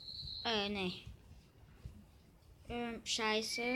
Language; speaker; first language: German; early bilingual, other home language; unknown